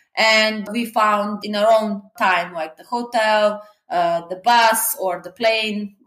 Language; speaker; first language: English; non-native, fluent; Serbian